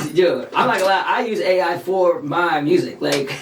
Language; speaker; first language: English; early bilingual, other home language; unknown